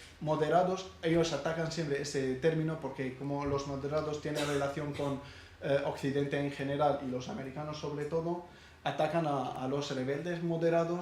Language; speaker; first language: Spanish; non-native, fluent; Arabic